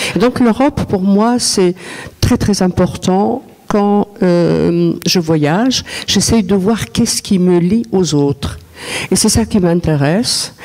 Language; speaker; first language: French; non-native, local second language; Arabic